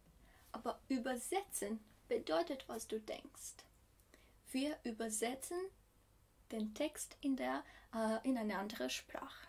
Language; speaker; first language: German; non-native, fluent; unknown